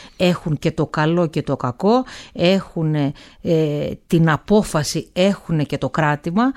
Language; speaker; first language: Greek; native; Greek